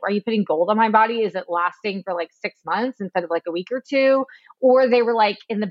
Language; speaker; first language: English; native; English